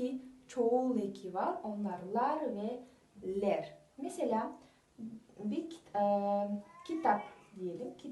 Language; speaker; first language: Turkish; non-native, fluent; Kazakh